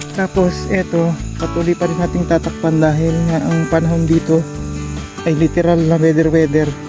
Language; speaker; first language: Filipino; non-native, local second language; Iloko